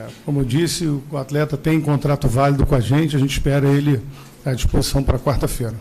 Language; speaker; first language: Portuguese; native; Portuguese